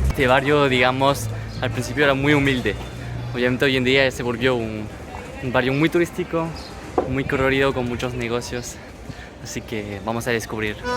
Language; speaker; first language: Spanish; non-native, fluent; French